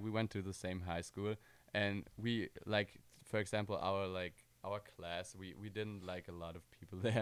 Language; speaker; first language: English; non-native, fluent; German